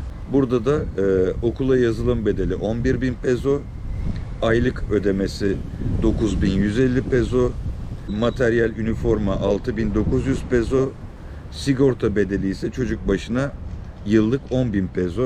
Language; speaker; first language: Turkish; native; Turkish